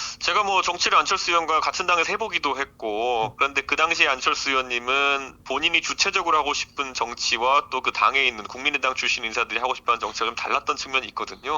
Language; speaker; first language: Korean; native; Korean